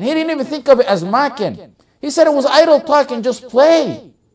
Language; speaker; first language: English; early bilingual, other home language; Arabic